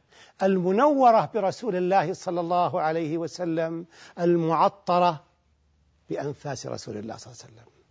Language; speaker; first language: Arabic; native; Arabic